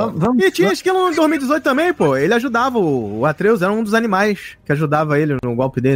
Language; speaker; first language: Portuguese; native; Portuguese